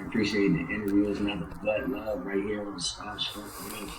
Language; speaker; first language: English; native; English